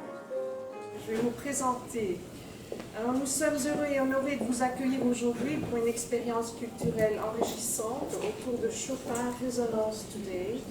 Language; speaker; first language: French; native; French